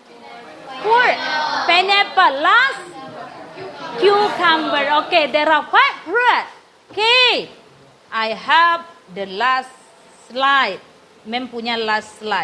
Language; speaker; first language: English; non-native, learner; Indonesian